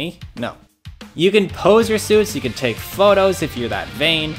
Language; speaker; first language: English; native; English